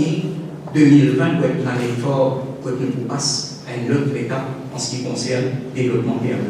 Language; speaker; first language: French; non-native, local second language; Morisyen